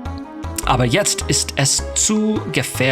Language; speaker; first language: German; non-native, learner; English